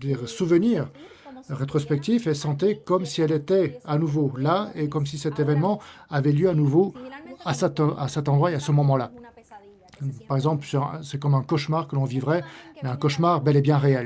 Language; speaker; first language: French; native; French